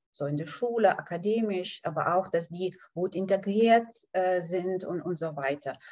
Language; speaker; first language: German; non-native, fluent; Lithuanian